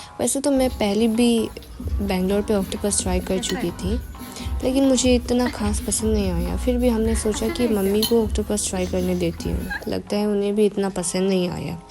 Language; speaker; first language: Hindi; non-native, local second language; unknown